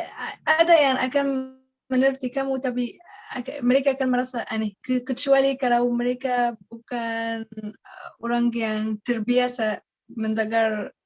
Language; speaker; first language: Indonesian; non-native, learner; Arabic